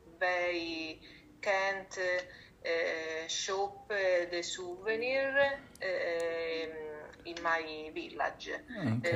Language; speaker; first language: English; non-native, learner; Italian